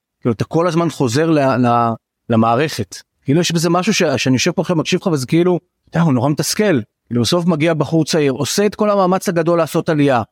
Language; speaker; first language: Hebrew; native; Hebrew